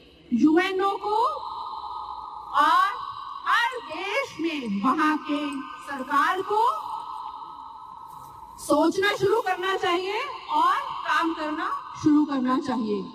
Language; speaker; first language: Hindi; native; Hindi